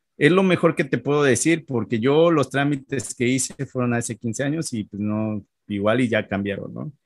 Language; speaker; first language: Spanish; native; Spanish